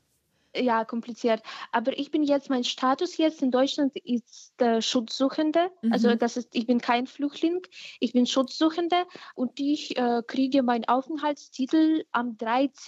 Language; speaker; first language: German; non-native, fluent; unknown